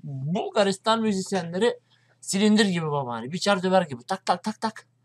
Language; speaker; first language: Turkish; native; Turkish